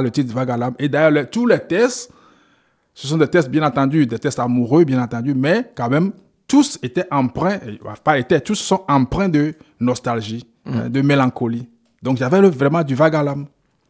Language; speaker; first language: French; non-native, local second language; Ewe